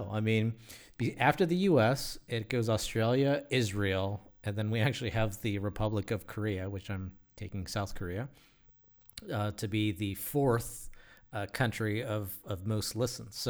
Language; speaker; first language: English; native; English